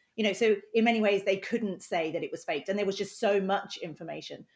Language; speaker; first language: English; native; English